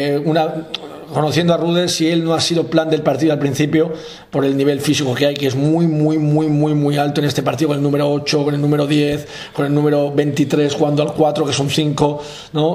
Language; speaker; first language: Spanish; native; Spanish